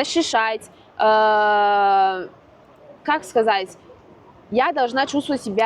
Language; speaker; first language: Russian; non-native, fluent; Italian